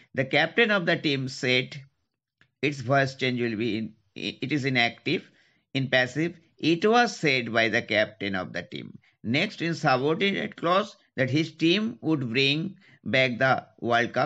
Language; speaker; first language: English; non-native, local second language; Bangla